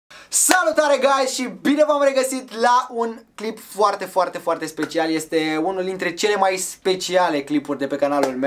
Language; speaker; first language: Romanian; native; Romanian